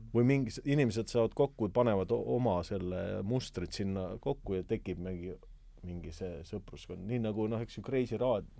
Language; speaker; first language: Estonian; native; Estonian